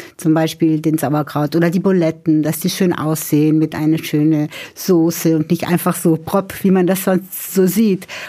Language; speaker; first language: German; native; German